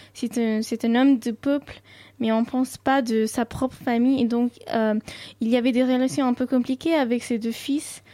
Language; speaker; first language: French; non-native, fluent; Sindhi